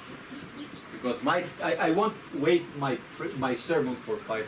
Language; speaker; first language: English; non-native, fluent; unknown